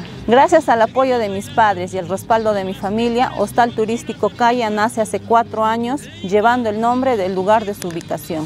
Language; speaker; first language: Spanish; native; Spanish